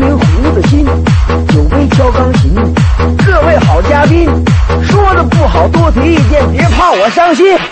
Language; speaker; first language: Chinese; native; Chinese